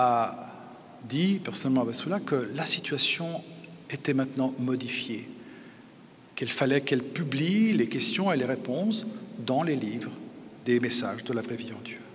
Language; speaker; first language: French; native; French